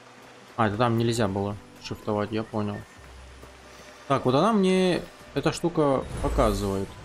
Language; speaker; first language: Russian; native; Russian